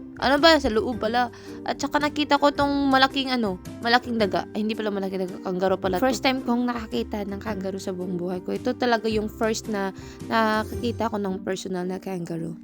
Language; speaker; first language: Filipino; non-native, local second language; Cebuano